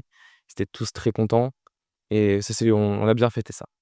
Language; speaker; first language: French; native; French